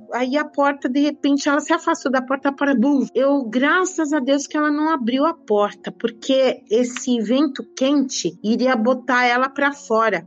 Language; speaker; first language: Portuguese; native; Portuguese